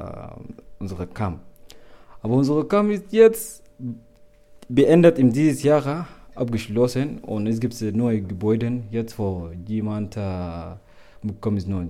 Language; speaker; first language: German; non-native, learner; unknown